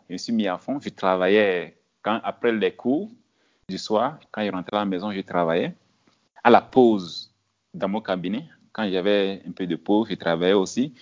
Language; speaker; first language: French; non-native, local second language; Ewe